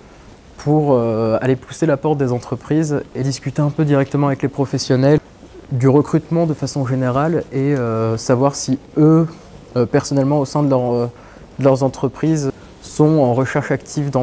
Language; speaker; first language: French; native; French